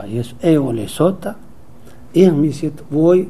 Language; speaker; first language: Finnish; non-native, learner; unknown